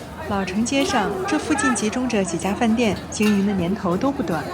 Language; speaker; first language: Chinese; native; Chinese